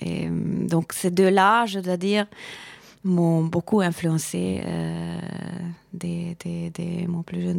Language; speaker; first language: French; non-native, fluent; Hungarian